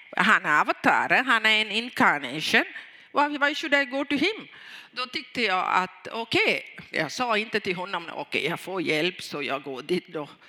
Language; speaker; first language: Swedish; non-native, fluent; Tamil